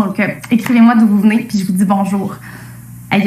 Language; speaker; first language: French; native; French